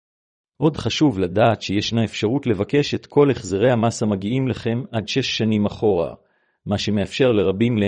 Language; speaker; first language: Hebrew; native; Hebrew